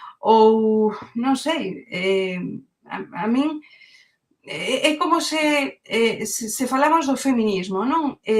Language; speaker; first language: Galician; non-native, local second language; Spanish